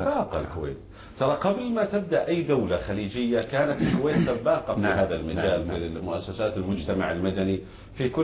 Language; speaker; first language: Arabic; native; Arabic